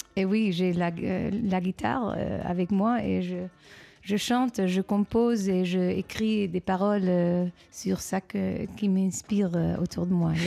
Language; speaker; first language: French; non-native, fluent; Dutch